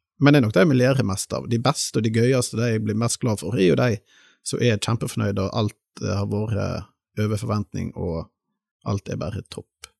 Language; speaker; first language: Norwegian; native; Norwegian